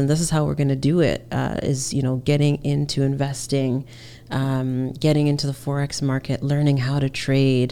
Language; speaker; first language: English; native; English